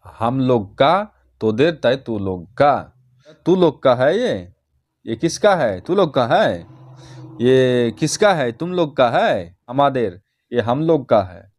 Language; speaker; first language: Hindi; non-native, fluent; Bangla